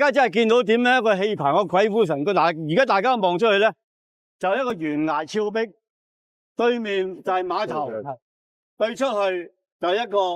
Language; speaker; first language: Cantonese; native; Cantonese